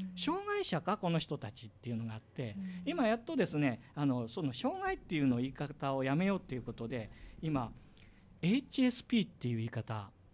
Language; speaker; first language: Japanese; native; Japanese